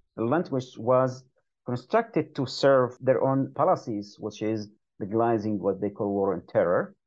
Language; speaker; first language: English; non-native, fluent; Arabic